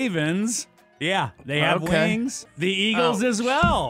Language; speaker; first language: English; native; English